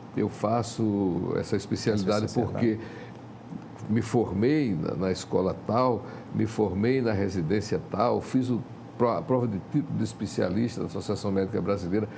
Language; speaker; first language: Portuguese; native; Portuguese